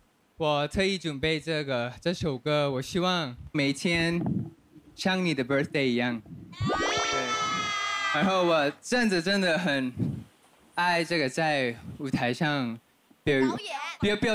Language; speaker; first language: Chinese; non-native, learner; Thai